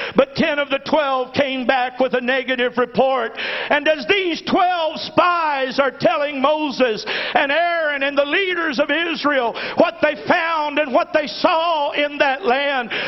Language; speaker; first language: English; native; English